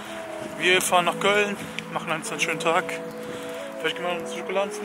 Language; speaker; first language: German; native; German